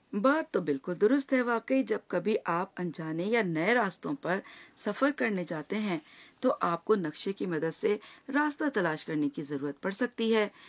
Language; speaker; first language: Urdu; native; Urdu